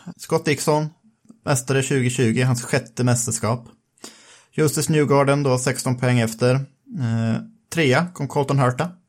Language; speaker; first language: Swedish; native; Swedish